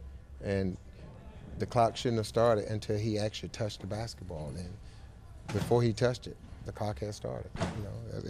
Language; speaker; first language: English; native; English